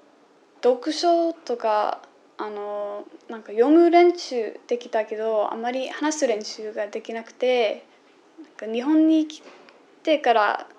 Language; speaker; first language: Japanese; non-native, fluent; English